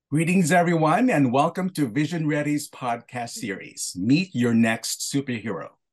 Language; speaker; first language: English; non-native, local second language; Filipino